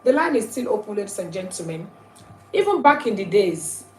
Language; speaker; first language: English; non-native, local second language; Yoruba